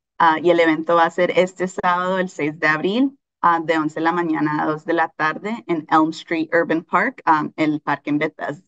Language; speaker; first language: Spanish; early bilingual, heritage; Spanish